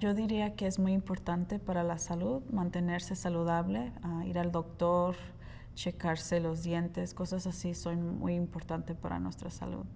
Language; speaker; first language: Spanish; early bilingual, heritage; Spanish